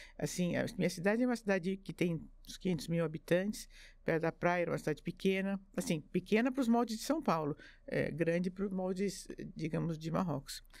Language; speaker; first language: Portuguese; early bilingual, other home language; French